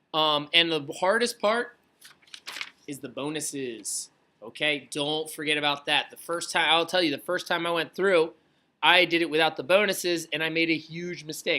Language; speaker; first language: English; native; English